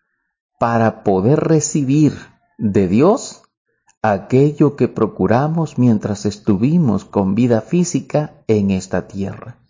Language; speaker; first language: Spanish; native; Spanish